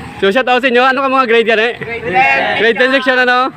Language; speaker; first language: Filipino; non-native, local second language; Hiligaynon